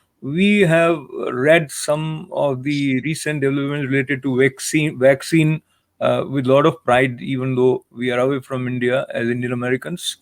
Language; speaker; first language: English; non-native, local second language; Hindi